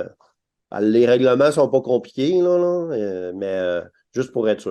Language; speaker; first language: French; native; French